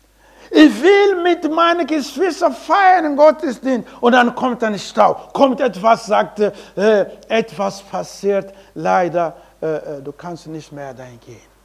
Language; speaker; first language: German; non-native, learner; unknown